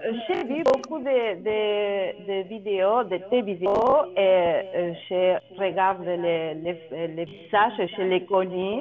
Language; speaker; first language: French; non-native, learner; Spanish